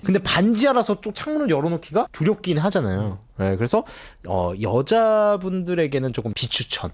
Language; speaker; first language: Korean; native; Korean